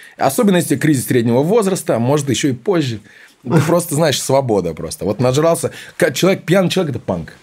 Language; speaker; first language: Russian; early bilingual, heritage; Russian